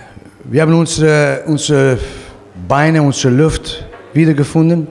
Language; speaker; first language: German; non-native, fluent; Italian